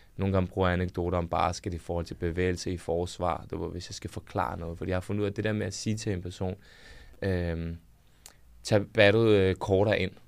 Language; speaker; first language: Danish; early bilingual, other home language; Serbian